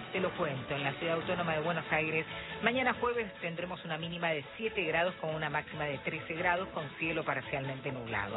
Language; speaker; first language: Spanish; native; Spanish